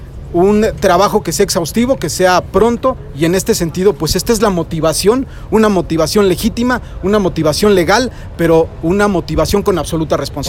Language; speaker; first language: Spanish; native; Spanish